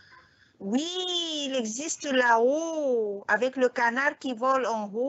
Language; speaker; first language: French; non-native, fluent; Arabic